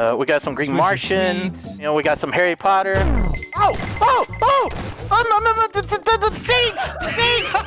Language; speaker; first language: English; native; English